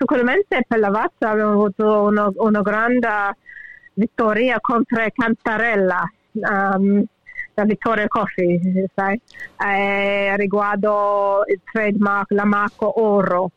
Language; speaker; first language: Italian; early bilingual, heritage; English